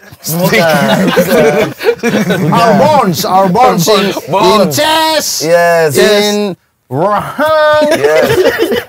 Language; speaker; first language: English; non-native, learner; Indonesian